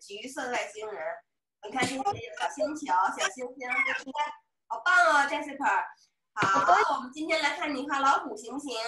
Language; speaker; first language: Chinese; native; Chinese